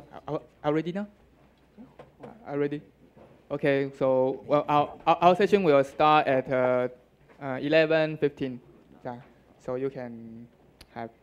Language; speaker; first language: English; non-native, learner; Chinese